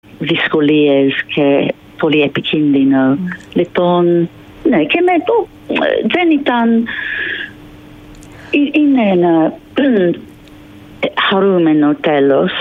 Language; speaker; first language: Greek; non-native, learner; English